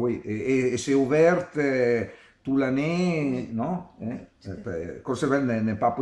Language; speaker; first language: French; non-native, learner; Italian